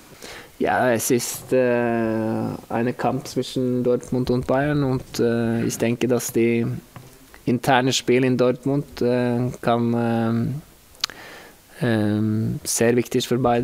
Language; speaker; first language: German; non-native, learner; Norwegian